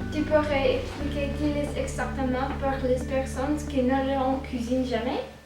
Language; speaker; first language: French; non-native, learner; English